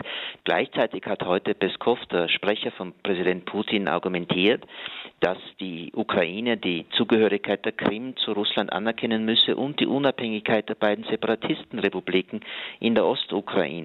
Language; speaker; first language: German; native; German